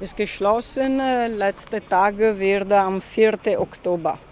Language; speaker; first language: German; non-native, learner; Italian